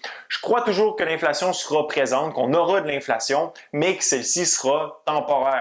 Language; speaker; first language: French; native; French